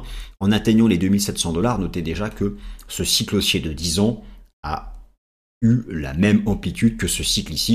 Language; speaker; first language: French; native; French